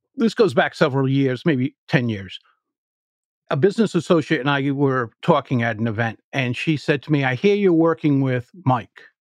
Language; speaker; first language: English; native; English